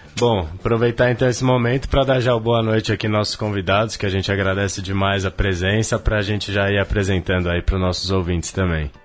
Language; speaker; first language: Portuguese; native; Portuguese